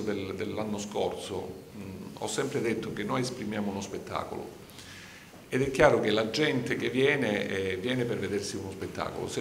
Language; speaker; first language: Italian; native; Italian